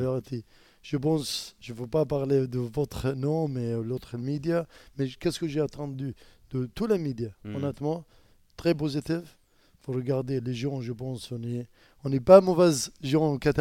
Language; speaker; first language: French; non-native, learner; Arabic